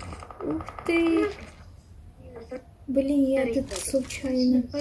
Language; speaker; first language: Russian; non-native, local second language; Kyrgyz